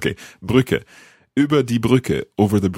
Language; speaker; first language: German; non-native, learner; English